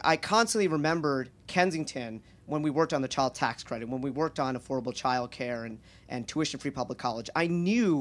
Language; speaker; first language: English; native; English